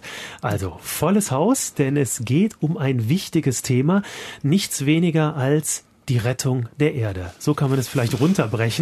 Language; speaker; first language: German; native; German